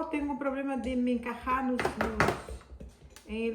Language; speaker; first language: Spanish; non-native, fluent; Portuguese